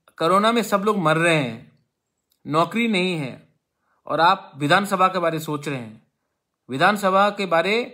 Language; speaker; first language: Hindi; non-native, local second language; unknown